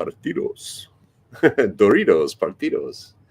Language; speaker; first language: Spanish; non-native, learner; English